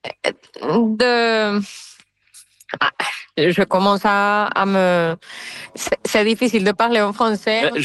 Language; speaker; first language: French; non-native, fluent; Spanish